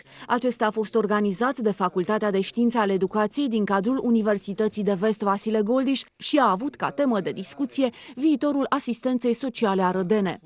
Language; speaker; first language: Romanian; native; Romanian